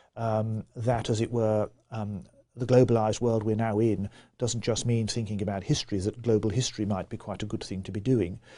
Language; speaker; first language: English; native; English